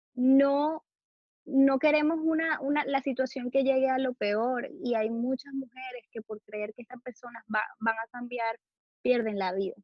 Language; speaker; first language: Spanish; native; Spanish